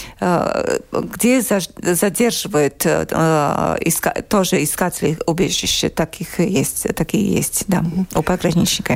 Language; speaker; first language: Russian; non-native, local second language; Latvian